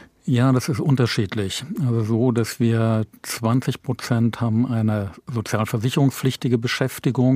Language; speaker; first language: German; native; German